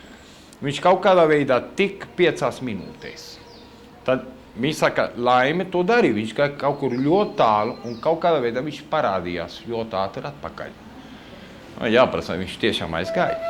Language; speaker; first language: Latvian; early bilingual, heritage; Latvian